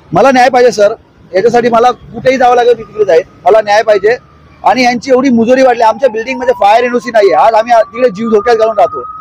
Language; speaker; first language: Marathi; native; Marathi